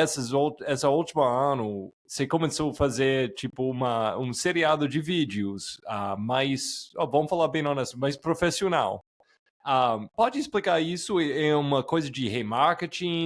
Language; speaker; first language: Portuguese; non-native, fluent; English